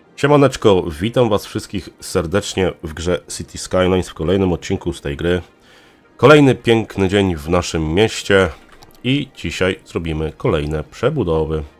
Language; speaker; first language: Polish; native; Polish